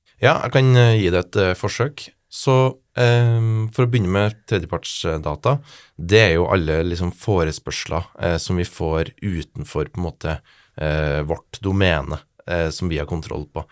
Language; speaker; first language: Norwegian; native; Norwegian